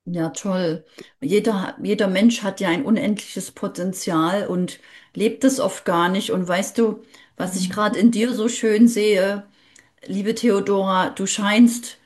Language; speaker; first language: German; native; German